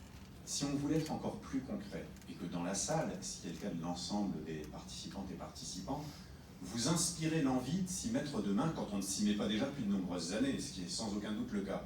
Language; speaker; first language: French; native; French